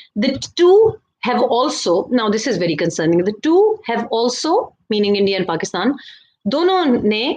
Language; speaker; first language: English; non-native, local second language; Urdu